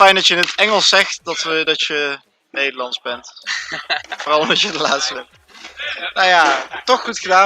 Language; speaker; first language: Dutch; native; Dutch